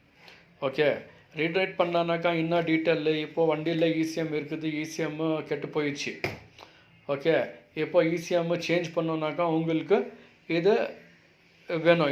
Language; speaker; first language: Tamil; non-native, local second language; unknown